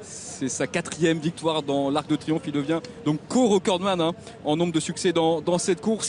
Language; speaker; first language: French; native; French